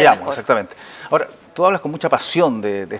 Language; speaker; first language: Spanish; native; Spanish